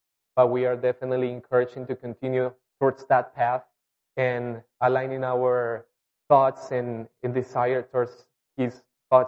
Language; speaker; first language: English; non-native, fluent; Spanish